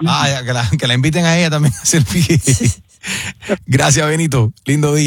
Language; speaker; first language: Spanish; native; Spanish